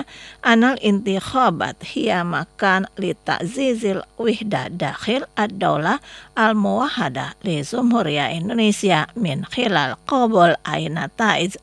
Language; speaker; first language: Arabic; non-native, fluent; Indonesian